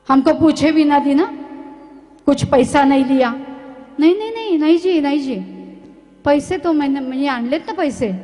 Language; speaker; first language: Hindi; non-native, local second language; Marathi